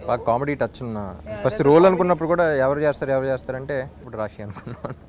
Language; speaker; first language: Telugu; native; Telugu